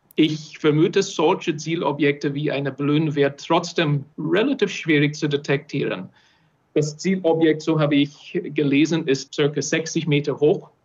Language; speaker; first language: German; non-native, fluent; English